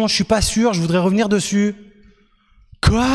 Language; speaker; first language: French; native; French